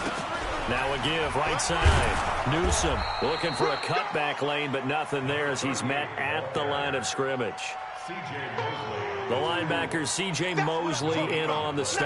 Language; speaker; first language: English; native; English